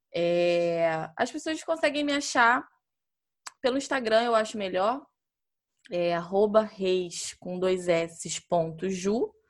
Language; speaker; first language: Portuguese; native; Portuguese